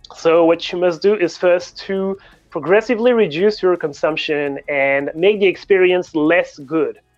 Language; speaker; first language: English; non-native, fluent; French